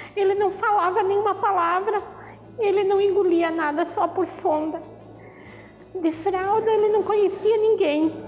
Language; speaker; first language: Portuguese; native; Portuguese